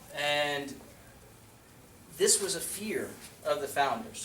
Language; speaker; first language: English; native; English